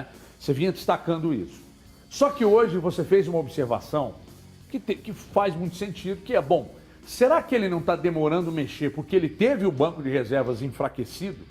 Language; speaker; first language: Portuguese; native; Portuguese